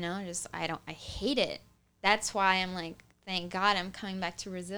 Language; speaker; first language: English; non-native, fluent; Portuguese